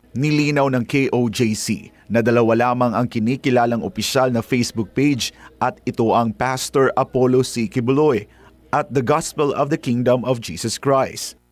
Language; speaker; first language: Filipino; native; Filipino